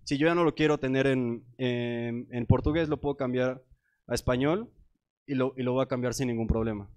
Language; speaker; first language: Spanish; native; Spanish